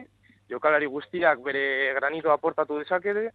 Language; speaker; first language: Basque; non-native, local second language; Spanish